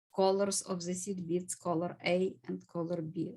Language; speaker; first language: English; non-native, fluent; Ukrainian